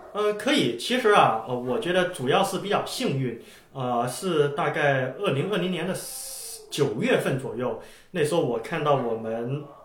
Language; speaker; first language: Chinese; non-native, local second language; Cantonese